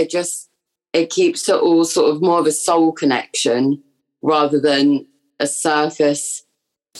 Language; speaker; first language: English; native; English